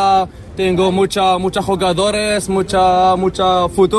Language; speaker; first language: Spanish; non-native, learner; Arabic